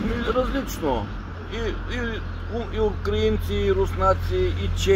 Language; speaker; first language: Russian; non-native, learner; Bulgarian